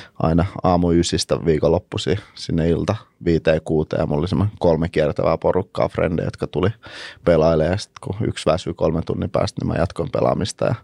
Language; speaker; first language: Finnish; early bilingual, other home language; Russian